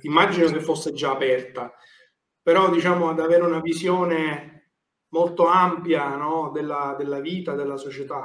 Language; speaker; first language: Italian; native; Italian